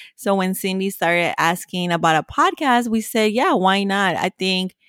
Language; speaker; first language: English; early bilingual, other home language; Spanish